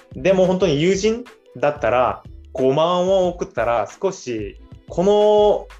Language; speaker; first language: Japanese; non-native, fluent; Korean